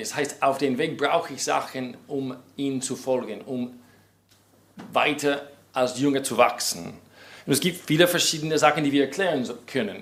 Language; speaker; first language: German; non-native, fluent; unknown